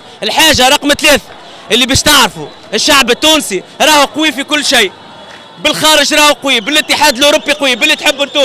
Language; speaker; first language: Arabic; native; Arabic